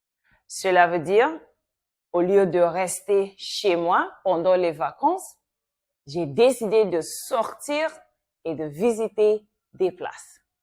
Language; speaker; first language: French; non-native, fluent; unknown